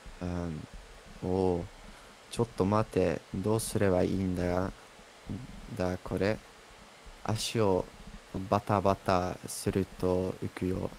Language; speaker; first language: Japanese; non-native, learner; English